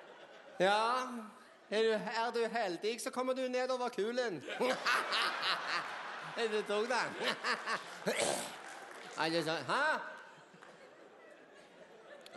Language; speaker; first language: Norwegian; native; Norwegian